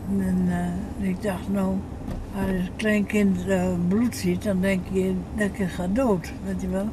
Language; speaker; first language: Dutch; native; Dutch